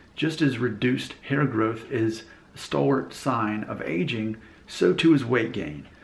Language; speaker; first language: English; native; English